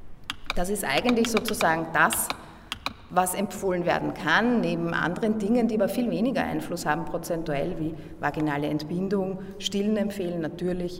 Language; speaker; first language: German; native; German